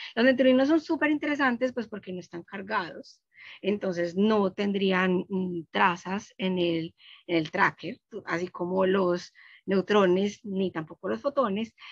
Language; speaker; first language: Spanish; native; Spanish